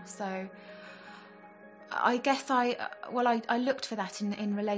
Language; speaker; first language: English; native; English